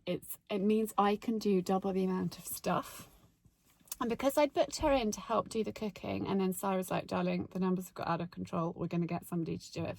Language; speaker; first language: English; native; English